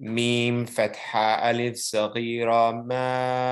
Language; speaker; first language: Arabic; non-native, learner; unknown